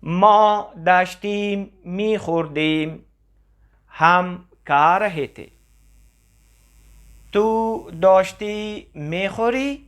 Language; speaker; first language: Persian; non-native, fluent; Urdu